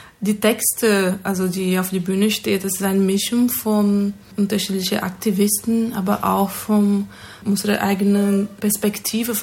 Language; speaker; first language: German; non-native, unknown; Portuguese